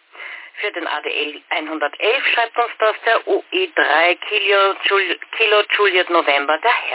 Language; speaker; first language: German; native; German